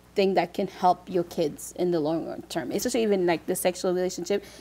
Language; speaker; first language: English; early bilingual, other home language; Haitian Creole